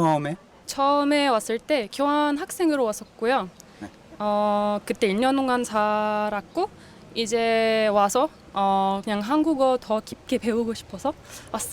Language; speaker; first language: Korean; non-native, learner; French